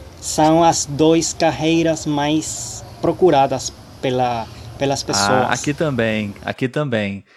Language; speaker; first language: Portuguese; non-native, learner; Spanish